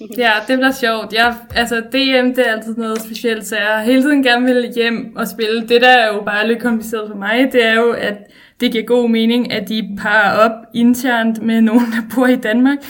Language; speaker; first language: Danish; native; Danish